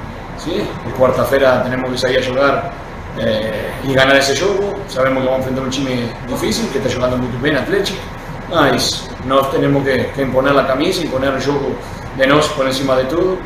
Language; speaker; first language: Portuguese; non-native, learner; Spanish